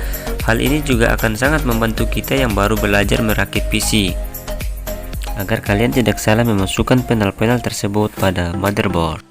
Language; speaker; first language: Indonesian; native; Indonesian